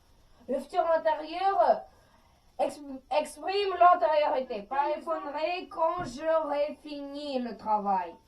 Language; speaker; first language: French; non-native, fluent; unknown